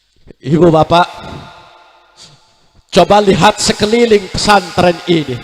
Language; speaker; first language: Indonesian; native; Indonesian